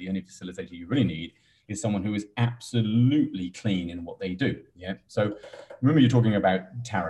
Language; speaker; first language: English; native; English